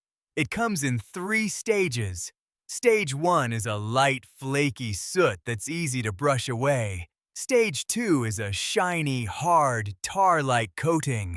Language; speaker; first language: English; native; English